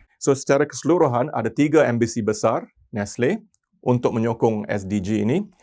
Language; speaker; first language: Malay; non-native, local second language; Tamil